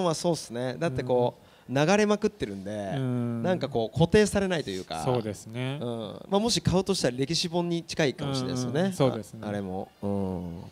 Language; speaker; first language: Japanese; native; Japanese